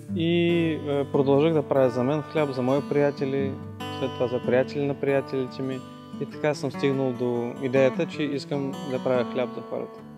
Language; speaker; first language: Bulgarian; native; Bulgarian